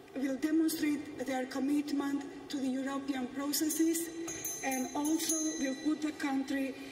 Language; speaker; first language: English; non-native, fluent; Macedonian